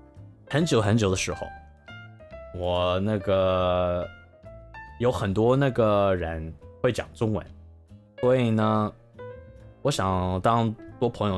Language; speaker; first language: Chinese; non-native, learner; English